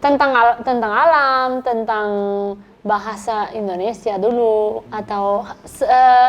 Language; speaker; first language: Indonesian; non-native, fluent; Spanish